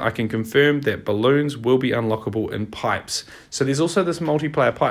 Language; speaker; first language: English; native; English